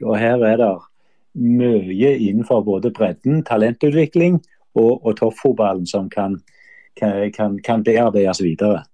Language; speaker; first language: Norwegian; native; Norwegian